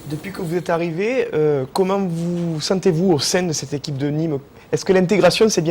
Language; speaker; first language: French; native; French